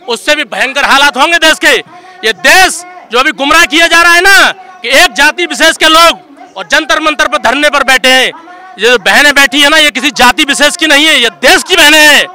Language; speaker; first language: Hindi; native; Hindi